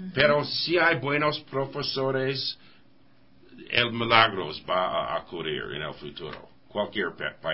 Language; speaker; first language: Spanish; non-native, learner; English